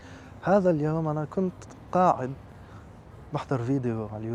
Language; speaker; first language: Arabic; non-native, fluent; French